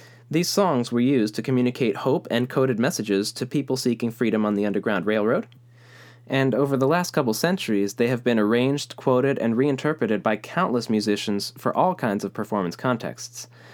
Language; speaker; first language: English; native; English